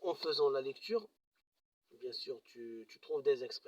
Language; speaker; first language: French; non-native, local second language; Arabic